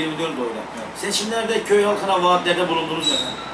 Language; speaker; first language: Turkish; native; Turkish